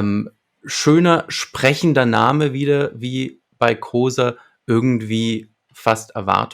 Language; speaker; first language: German; native; German